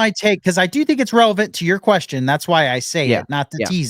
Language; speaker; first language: English; native; English